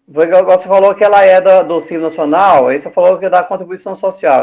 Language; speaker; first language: Portuguese; native; Portuguese